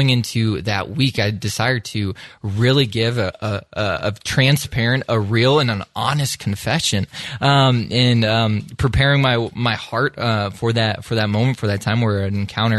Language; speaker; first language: English; native; English